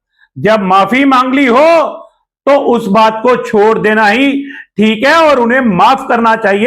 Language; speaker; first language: Hindi; non-native, local second language; Punjabi